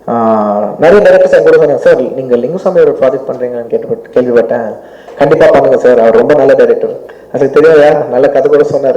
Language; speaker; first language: Tamil; non-native, local second language; Telugu